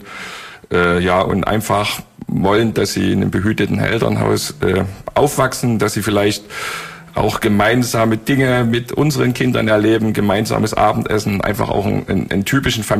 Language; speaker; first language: German; native; German